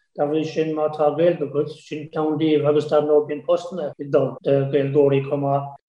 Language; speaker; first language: Irish; native; Irish